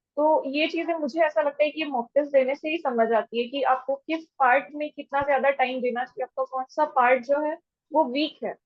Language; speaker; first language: Hindi; native; Hindi